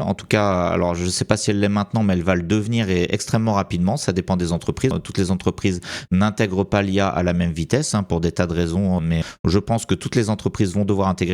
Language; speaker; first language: French; native; French